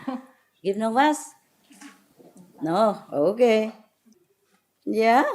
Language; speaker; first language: German; non-native, fluent; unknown